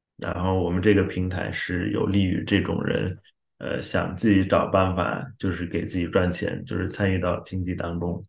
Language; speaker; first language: Chinese; non-native, fluent; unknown